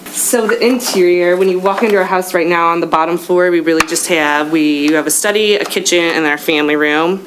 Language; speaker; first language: English; native; English